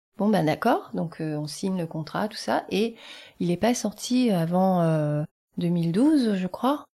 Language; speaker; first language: French; early bilingual, other home language; Vietnamese